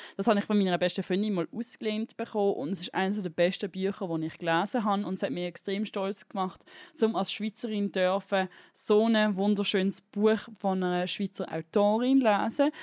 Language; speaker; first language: German; native; German